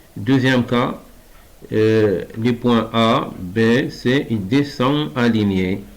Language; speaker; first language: French; non-native, local second language; Arabic